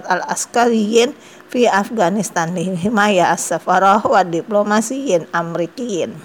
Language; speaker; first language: Arabic; non-native, fluent; Indonesian